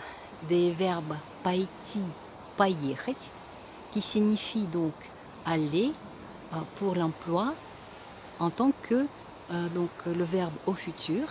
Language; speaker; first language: French; non-native, fluent; Russian